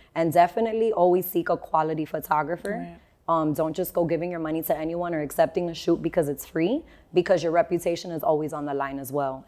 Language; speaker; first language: English; native; English